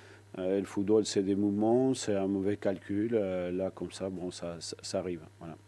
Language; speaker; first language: French; non-native, fluent; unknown